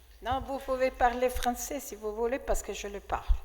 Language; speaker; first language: French; non-native, fluent; Italian